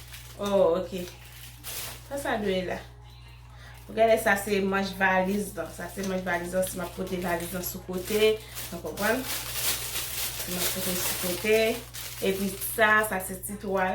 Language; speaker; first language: French; non-native, learner; Haitian Creole